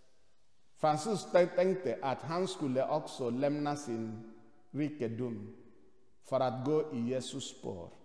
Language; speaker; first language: Swedish; non-native, fluent; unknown